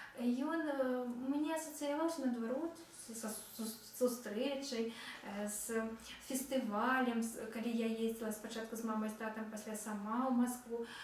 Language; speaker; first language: Belarusian; non-native, local second language; Russian